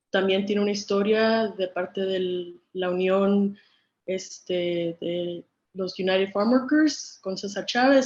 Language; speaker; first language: Spanish; early bilingual, other home language; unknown